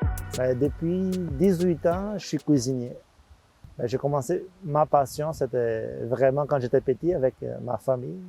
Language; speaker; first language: French; non-native, fluent; Portuguese